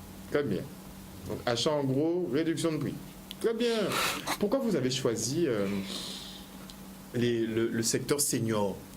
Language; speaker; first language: French; native; French